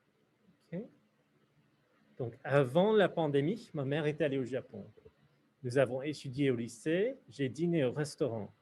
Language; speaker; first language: French; non-native, fluent; English